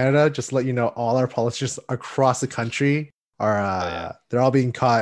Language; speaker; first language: English; native; English